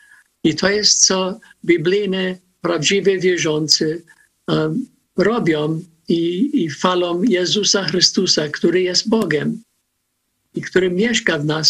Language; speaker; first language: Polish; early bilingual, heritage; Polish